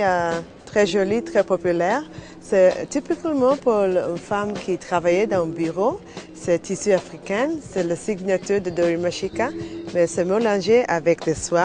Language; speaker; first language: French; non-native, learner; Swahili